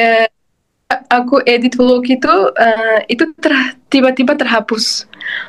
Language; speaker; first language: Indonesian; non-native, fluent; Uzbek